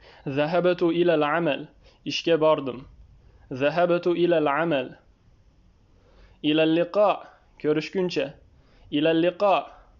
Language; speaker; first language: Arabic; non-native, fluent; Uzbek